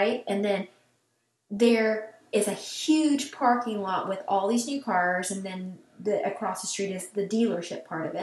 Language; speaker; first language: English; native; English